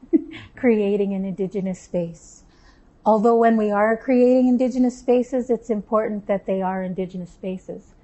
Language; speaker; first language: English; native; English